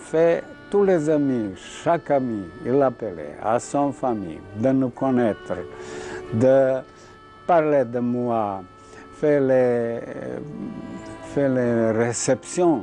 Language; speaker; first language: French; non-native, fluent; Serbian